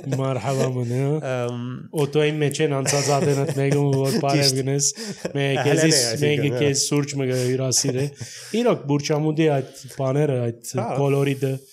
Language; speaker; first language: Armenian; early bilingual, heritage; Armenian